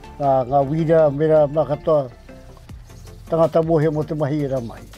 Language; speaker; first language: Māori; native; Māori